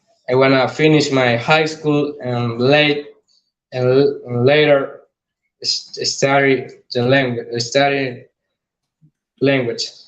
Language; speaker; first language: English; non-native, learner; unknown